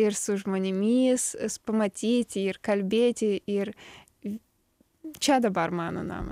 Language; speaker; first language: Lithuanian; non-native, learner; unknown